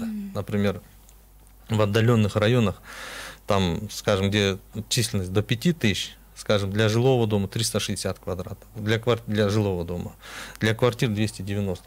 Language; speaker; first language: Russian; non-native, local second language; Kyrgyz